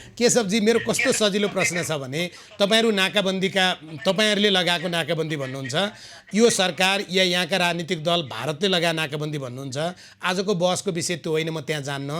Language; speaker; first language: Nepali; native; Nepali